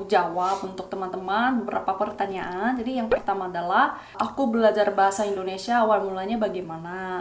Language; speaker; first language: Indonesian; non-native, fluent; Korean